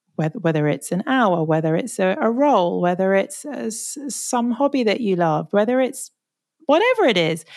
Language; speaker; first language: English; native; English